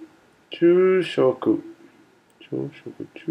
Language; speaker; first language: Japanese; non-native, learner; English